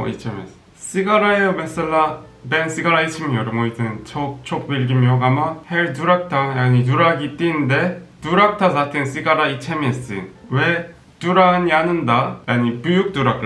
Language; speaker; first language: Turkish; non-native, learner; Korean